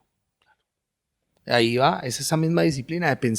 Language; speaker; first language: Spanish; native; Spanish